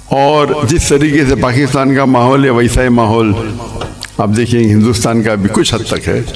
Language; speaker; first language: Urdu; non-native, local second language; Konkani